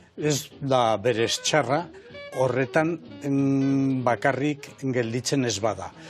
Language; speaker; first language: Basque; non-native, local second language; Spanish